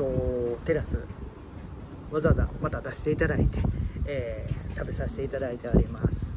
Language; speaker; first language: Japanese; native; Japanese